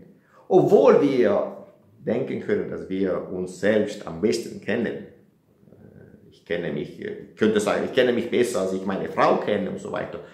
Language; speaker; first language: German; non-native, fluent; Italian